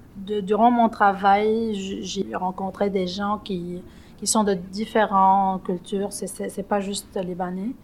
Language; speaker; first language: French; non-native, local second language; Arabic